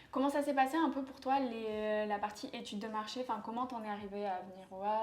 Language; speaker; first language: French; native; French